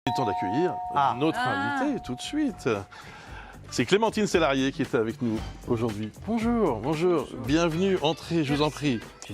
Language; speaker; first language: French; native; French